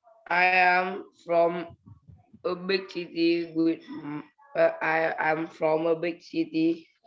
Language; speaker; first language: English; non-native, learner; Vietnamese